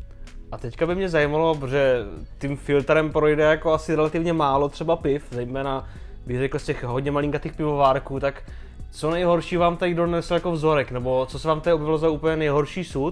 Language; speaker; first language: Czech; native; Czech